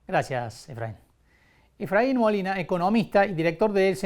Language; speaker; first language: Spanish; native; Spanish